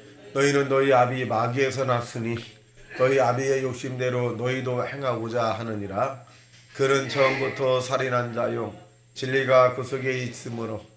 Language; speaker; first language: Korean; native; Korean